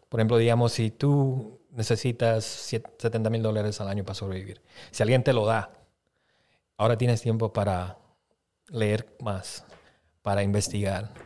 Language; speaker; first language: Spanish; early bilingual, heritage; Spanish